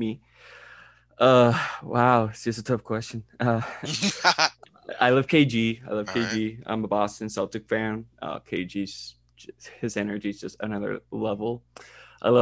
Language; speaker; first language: English; non-native, fluent; Spanish